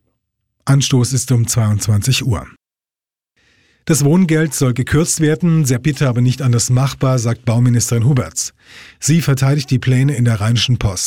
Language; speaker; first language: German; native; German